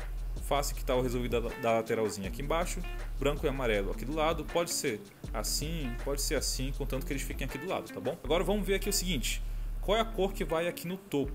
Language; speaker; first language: Portuguese; native; Portuguese